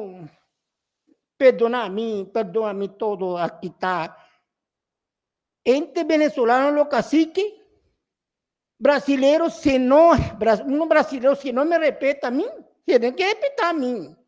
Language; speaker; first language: Portuguese; non-native, learner; Spanish